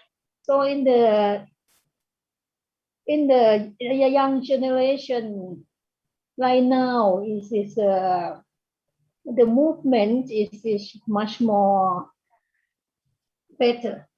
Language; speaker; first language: English; non-native, fluent; Thai